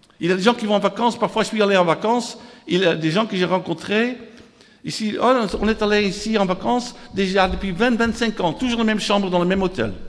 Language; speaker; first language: French; non-native, fluent; Dutch